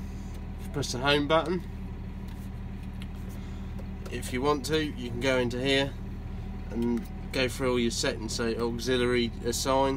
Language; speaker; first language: English; native; English